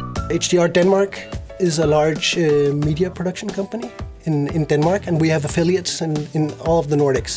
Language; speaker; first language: English; non-native, fluent; Danish